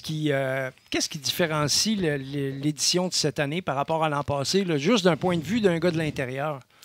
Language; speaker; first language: French; native; French